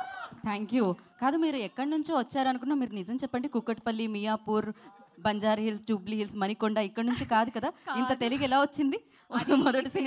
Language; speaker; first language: Telugu; native; Telugu